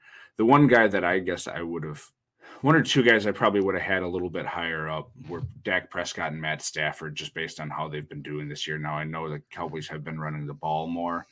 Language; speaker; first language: English; native; English